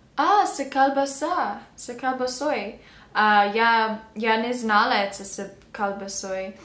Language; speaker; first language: Russian; early bilingual, heritage; English